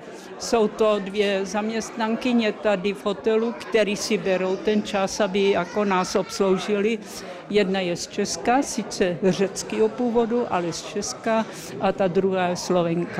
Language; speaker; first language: Czech; early bilingual, other home language; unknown